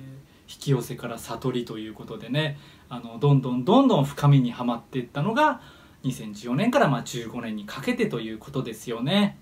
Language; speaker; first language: Japanese; native; Japanese